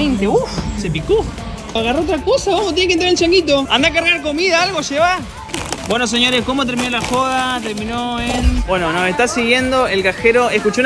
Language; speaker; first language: Spanish; native; Spanish